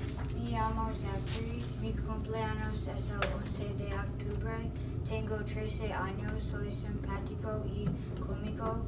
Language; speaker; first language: Spanish; non-native, learner; English